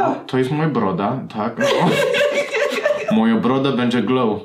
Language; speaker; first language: Polish; non-native, learner; English